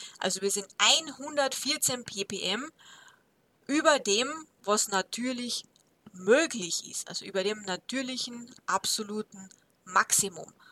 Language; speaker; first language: German; native; German